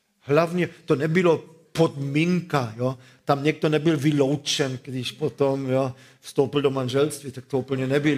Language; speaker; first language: Czech; non-native, fluent; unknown